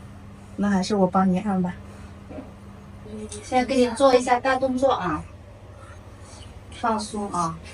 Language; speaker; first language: Chinese; native; Chinese